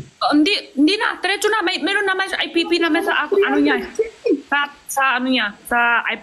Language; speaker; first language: Filipino; non-native, learner; Chinese